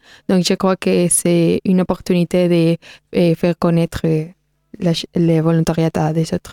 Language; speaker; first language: French; non-native, learner; Spanish